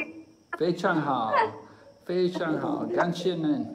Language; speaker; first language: Chinese; non-native, fluent; English